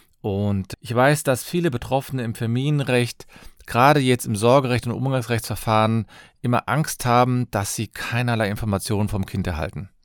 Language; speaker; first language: German; native; German